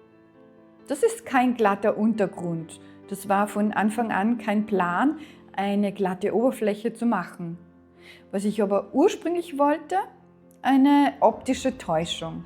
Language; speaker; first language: German; native; German